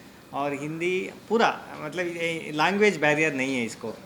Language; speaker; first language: Hindi; non-native, local second language; Kannada